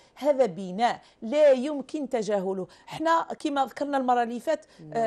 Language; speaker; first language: Arabic; native; Arabic